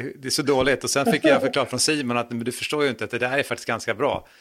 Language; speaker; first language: Swedish; native; Swedish